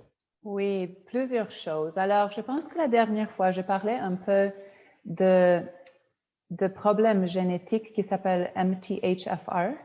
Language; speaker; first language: French; non-native, fluent; Polish